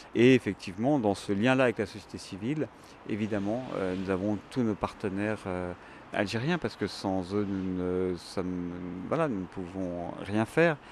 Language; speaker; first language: French; native; French